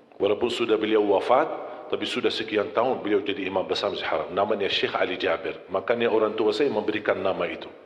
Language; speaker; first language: Malay; non-native, fluent; Arabic